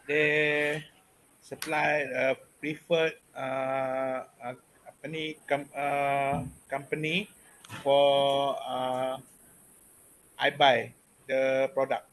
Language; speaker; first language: English; non-native, learner; Malay